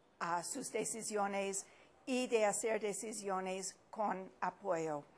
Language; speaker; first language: Spanish; non-native, fluent; English